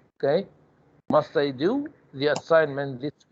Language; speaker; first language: English; non-native, fluent; Arabic